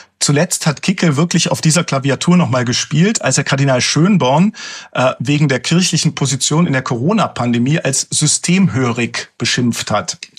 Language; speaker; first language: German; native; German